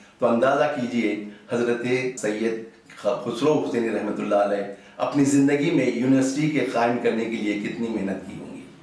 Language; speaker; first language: Urdu; native; Urdu